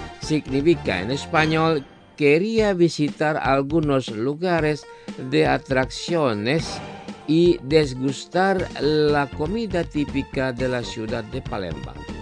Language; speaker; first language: Spanish; non-native, fluent; Indonesian